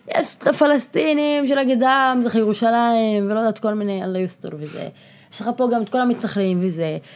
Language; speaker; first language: Hebrew; non-native, local second language; Arabic